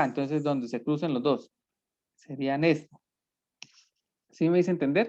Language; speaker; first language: Spanish; native; Spanish